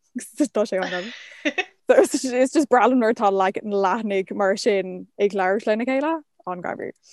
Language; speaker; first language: Irish; non-native, local second language; English